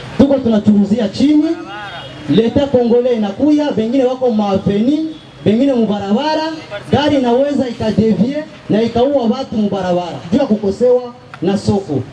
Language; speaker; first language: Swahili; native; Swahili